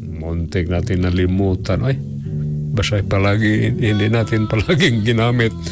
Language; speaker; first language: Filipino; non-native, local second language; Cebuano